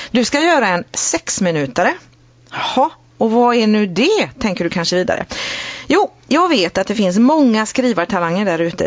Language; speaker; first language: Swedish; native; Swedish